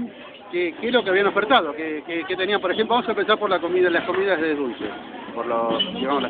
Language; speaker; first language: Spanish; native; Spanish